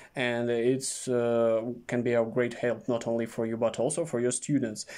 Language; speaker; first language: English; non-native, fluent; Russian